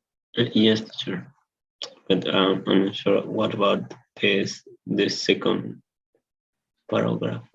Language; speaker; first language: English; non-native, learner; Spanish